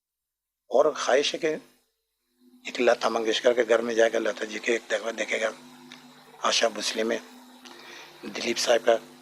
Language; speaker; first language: Hindi; non-native, learner; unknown